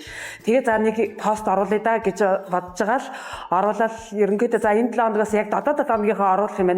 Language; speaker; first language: Mongolian; native; Mongolian